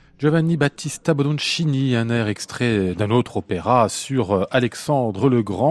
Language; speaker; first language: French; native; French